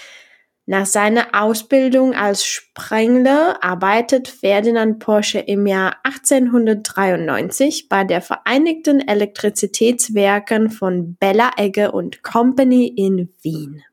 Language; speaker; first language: German; non-native, fluent; Czech